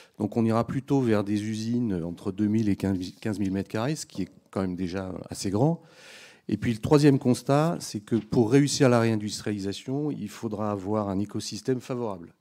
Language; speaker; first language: French; native; French